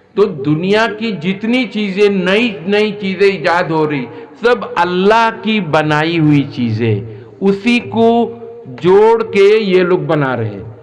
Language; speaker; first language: Urdu; non-native, local second language; Assamese